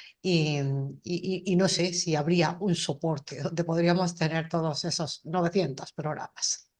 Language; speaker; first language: Spanish; native; Spanish